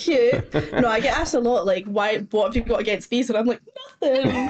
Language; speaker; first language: English; native; English